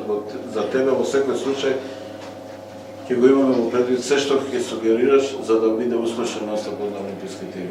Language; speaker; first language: Macedonian; native; Macedonian